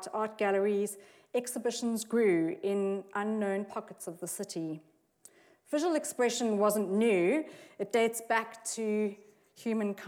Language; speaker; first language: English; native; English